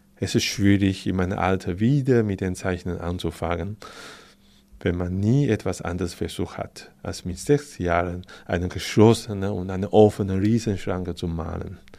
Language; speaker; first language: German; non-native, fluent; Chinese